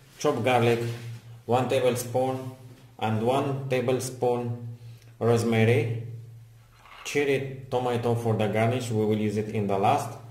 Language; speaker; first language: English; non-native, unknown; Arabic